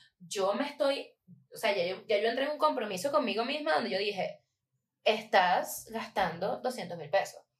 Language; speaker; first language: Spanish; native; Spanish